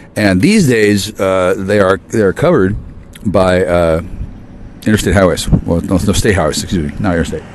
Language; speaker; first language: English; native; English